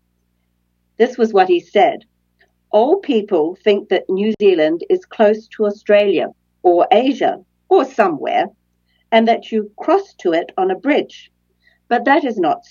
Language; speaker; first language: English; native; English